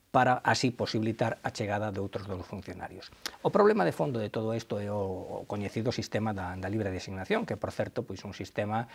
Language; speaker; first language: Galician; non-native, local second language; Spanish